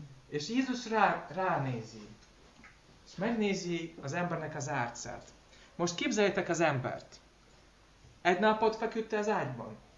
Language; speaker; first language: Hungarian; non-native, learner; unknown